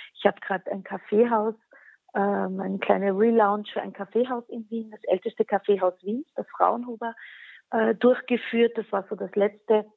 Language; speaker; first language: German; non-native, local second language; Slovenian